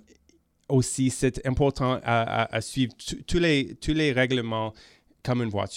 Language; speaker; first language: French; non-native, local second language; English